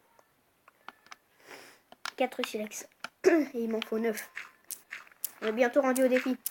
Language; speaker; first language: French; native; French